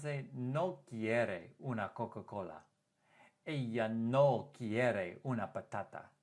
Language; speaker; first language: Spanish; non-native, fluent; English